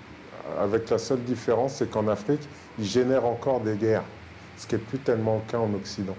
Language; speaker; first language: French; native; French